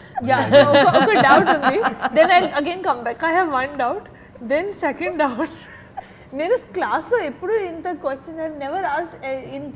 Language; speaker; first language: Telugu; non-native, learner; Hindi